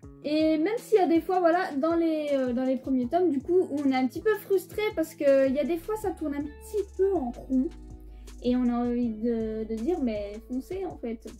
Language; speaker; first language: French; native; French